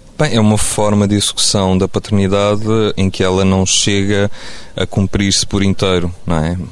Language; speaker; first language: Portuguese; early bilingual, other home language; French